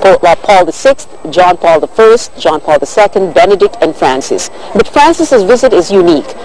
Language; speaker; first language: English; non-native, local second language; Filipino